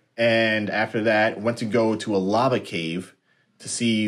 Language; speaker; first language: English; native; English